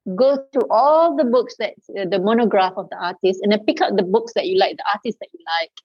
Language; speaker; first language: English; non-native, local second language; Malay